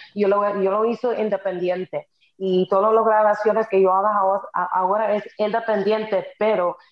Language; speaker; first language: Spanish; early bilingual, heritage; Spanish